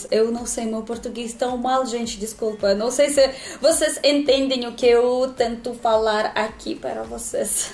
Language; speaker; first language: Portuguese; non-native, learner; Russian